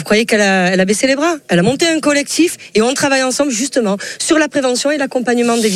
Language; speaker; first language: French; native; French